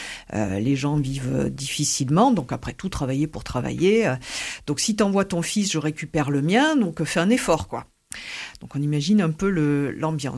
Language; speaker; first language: French; native; French